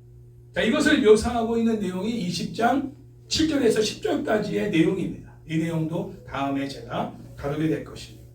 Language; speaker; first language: Korean; native; Korean